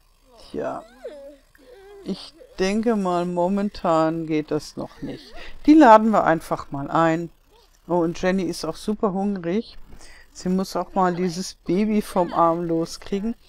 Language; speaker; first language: German; native; German